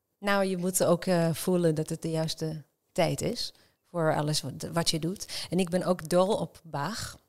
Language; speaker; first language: Dutch; non-native, fluent; Hebrew